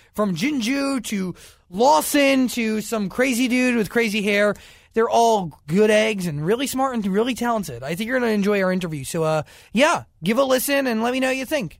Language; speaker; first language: English; native; English